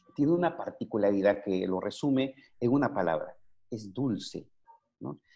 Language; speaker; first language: Spanish; native; Spanish